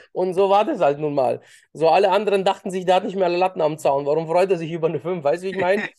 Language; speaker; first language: German; early bilingual, other home language; Russian